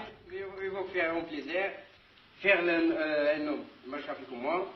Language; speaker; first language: French; non-native, learner; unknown